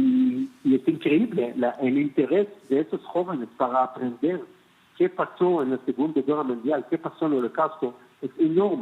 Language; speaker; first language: Spanish; non-native, fluent; Hebrew